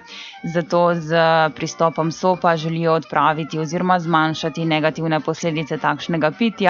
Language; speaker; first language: Slovenian; native; Slovenian